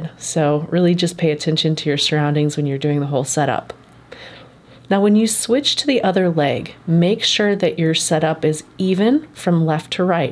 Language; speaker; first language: English; native; English